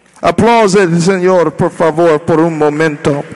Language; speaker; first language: Spanish; non-native, learner; English